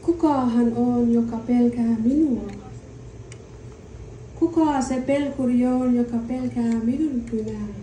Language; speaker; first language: Finnish; non-native, learner; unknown